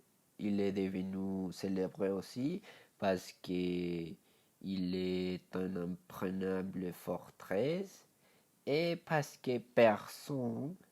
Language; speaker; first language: French; non-native, learner; Spanish